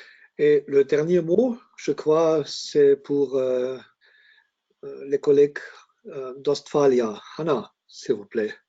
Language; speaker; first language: French; non-native, learner; German